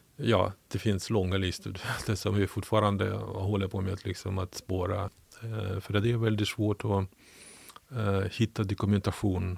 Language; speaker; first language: Swedish; non-native, fluent; Ukrainian